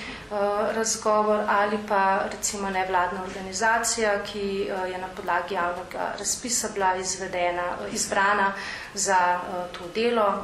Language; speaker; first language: Slovenian; native; Slovenian